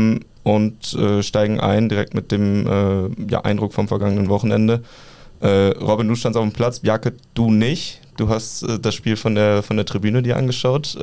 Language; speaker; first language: German; native; German